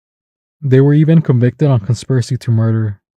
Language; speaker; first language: English; native; English